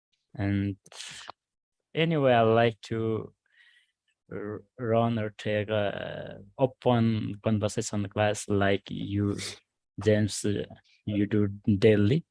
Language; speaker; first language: English; non-native, learner; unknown